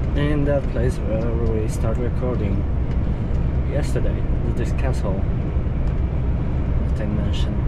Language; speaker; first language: English; non-native, fluent; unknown